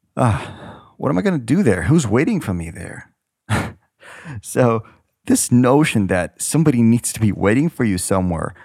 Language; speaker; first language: English; non-native, fluent; Ukrainian